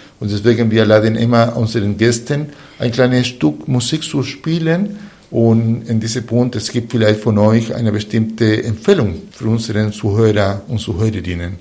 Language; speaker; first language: German; non-native, fluent; Spanish